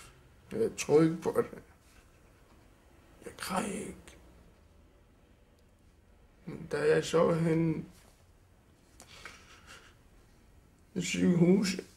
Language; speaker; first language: Danish; non-native, local second language; Kalaallisut